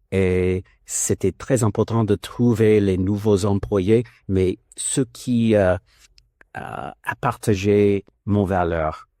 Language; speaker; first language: French; non-native, learner; English